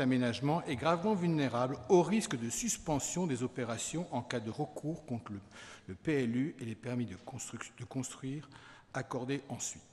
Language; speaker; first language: French; native; French